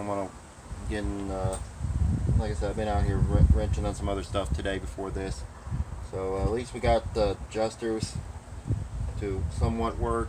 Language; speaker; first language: English; native; English